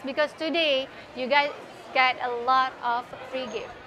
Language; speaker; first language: English; non-native, local second language; Malay